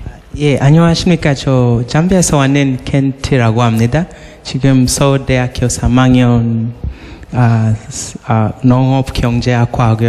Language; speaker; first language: Korean; non-native, learner; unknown